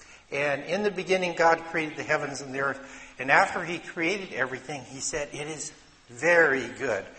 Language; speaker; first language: English; native; English